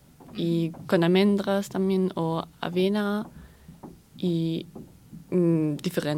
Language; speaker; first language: Spanish; non-native, learner; German